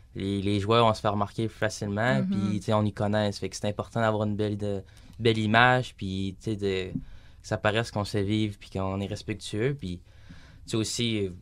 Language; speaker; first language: French; native; French